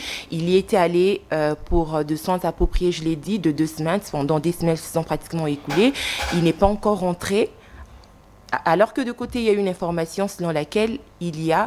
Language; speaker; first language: French; non-native, local second language; Lingala